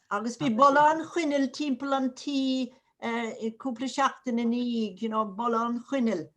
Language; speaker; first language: Irish; native; Irish